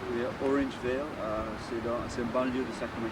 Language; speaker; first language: French; native; French